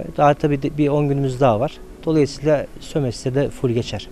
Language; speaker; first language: Turkish; native; Turkish